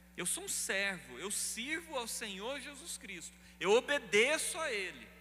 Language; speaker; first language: Portuguese; native; Portuguese